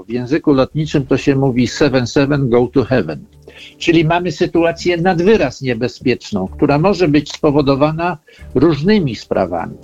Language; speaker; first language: Polish; native; Polish